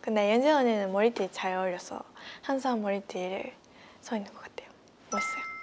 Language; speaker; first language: Korean; non-native, fluent; Japanese